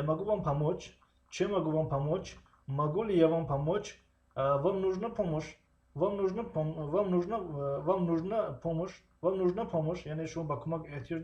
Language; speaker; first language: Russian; non-native, local second language; Tajik